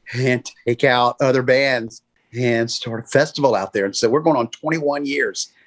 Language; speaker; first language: English; native; English